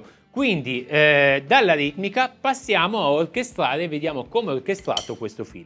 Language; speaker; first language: Italian; native; Italian